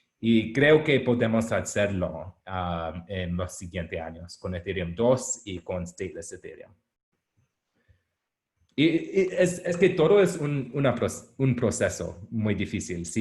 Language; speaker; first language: Spanish; non-native, learner; English